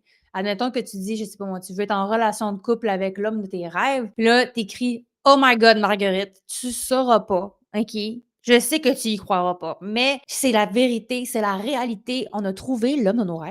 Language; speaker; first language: French; native; French